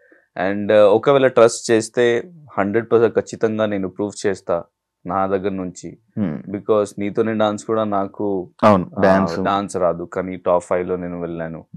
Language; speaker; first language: Telugu; non-native, learner; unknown